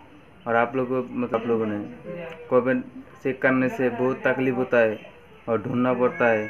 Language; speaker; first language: Hindi; non-native, local second language; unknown